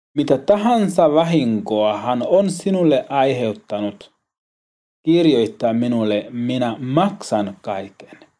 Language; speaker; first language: Finnish; non-native, learner; Swahili